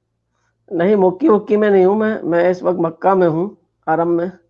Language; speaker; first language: Hindi; non-native, fluent; Urdu